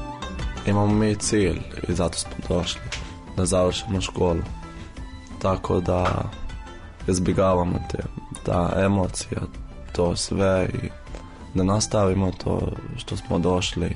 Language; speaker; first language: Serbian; non-native, fluent; Arabic